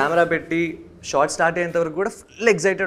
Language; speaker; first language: Telugu; native; Telugu